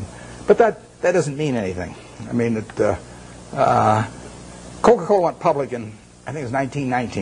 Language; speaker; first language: English; native; English